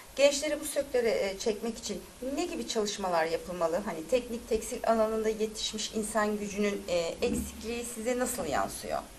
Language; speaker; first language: Turkish; native; Turkish